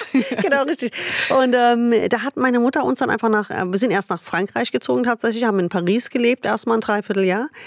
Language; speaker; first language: German; non-native, fluent; English